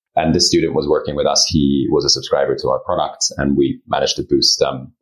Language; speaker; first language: English; early bilingual, other home language; Japanese